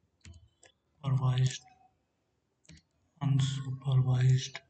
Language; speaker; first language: English; non-native, fluent; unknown